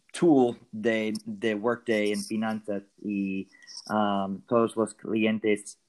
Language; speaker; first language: Spanish; non-native, learner; English